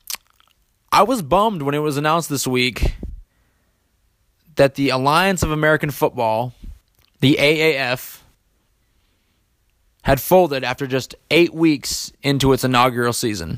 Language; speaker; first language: English; native; English